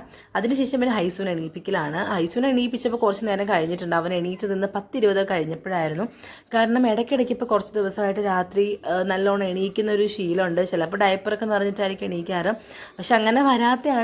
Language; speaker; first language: Malayalam; native; Malayalam